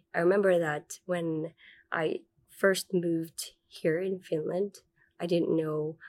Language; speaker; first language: English; non-native, local second language; Filipino